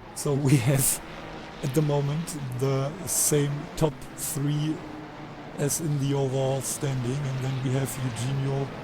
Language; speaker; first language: English; non-native, fluent; German